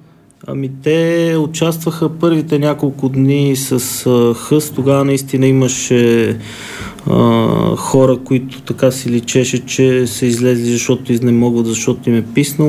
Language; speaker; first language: Bulgarian; native; Bulgarian